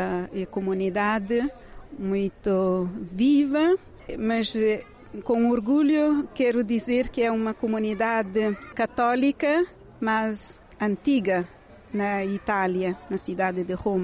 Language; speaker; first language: Portuguese; non-native, local second language; Kabuverdianu